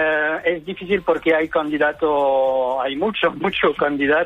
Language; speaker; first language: Spanish; non-native, fluent; French